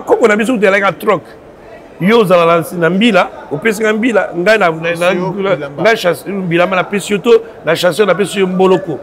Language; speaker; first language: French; non-native, local second language; Lingala